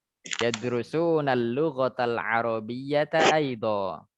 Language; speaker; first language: Arabic; non-native, fluent; Indonesian